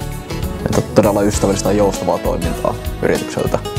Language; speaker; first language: Finnish; native; Finnish